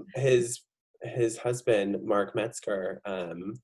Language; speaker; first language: English; native; English